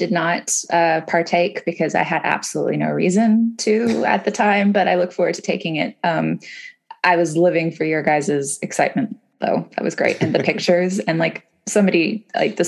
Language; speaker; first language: English; native; English